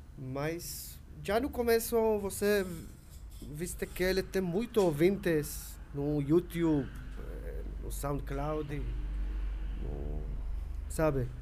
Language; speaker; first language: Portuguese; non-native, learner; Hebrew